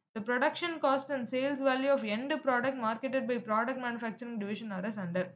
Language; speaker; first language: English; non-native, local second language; Tamil